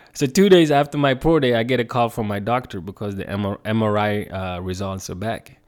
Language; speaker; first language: English; non-native, fluent; Swedish